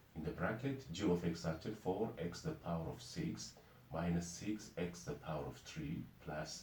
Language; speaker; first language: English; non-native, local second language; Amharic